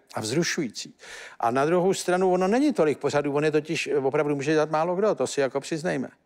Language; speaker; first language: Czech; native; Czech